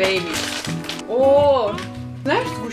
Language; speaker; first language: Russian; native; Russian